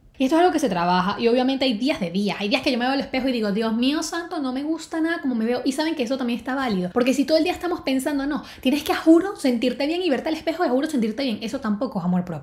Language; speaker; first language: Spanish; native; Spanish